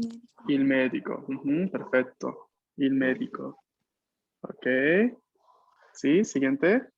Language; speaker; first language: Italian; non-native, fluent; Spanish